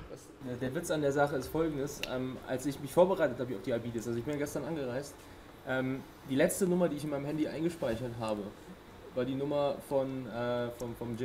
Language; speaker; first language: German; native; German